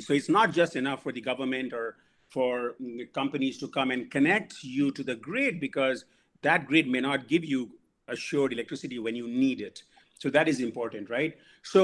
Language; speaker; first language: English; non-native, local second language; Bangla